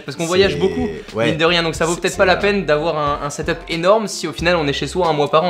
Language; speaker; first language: French; native; French